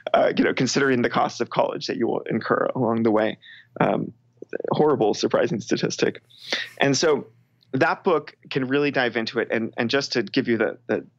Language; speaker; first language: English; native; English